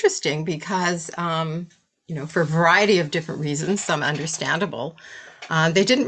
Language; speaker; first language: English; native; English